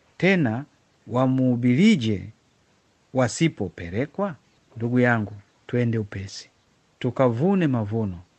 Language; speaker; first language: Swahili; non-native, local second language; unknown